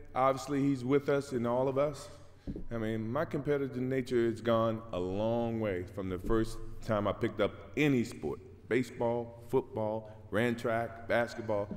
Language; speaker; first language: English; native; English